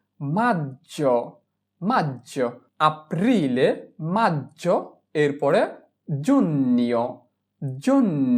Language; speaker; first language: Italian; non-native, fluent; Bangla